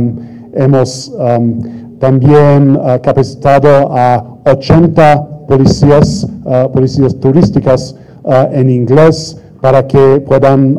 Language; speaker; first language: Spanish; non-native, fluent; English